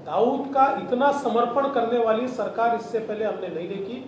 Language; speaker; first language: Hindi; non-native, local second language; Marathi